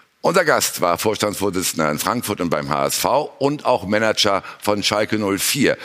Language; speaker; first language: German; native; German